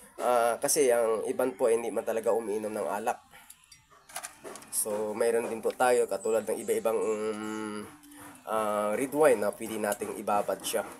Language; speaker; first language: Filipino; native; Filipino